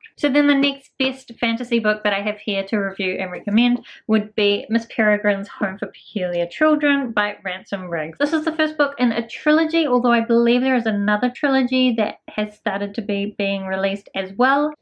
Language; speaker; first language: English; native; English